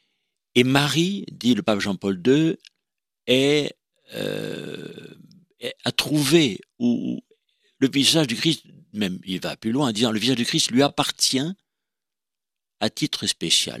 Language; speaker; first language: French; native; French